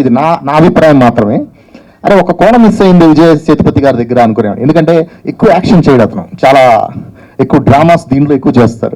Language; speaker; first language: Telugu; native; Telugu